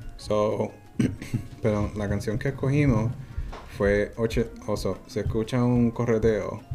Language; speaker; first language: Spanish; native; Spanish